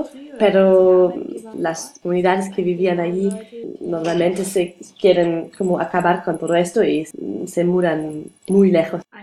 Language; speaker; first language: Spanish; non-native, learner; German